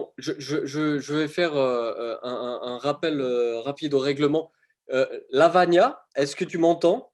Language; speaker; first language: French; native; French